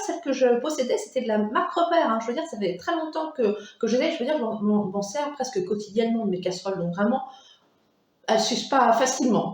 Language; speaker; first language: French; native; French